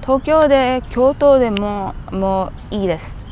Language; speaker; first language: Japanese; non-native, learner; Thai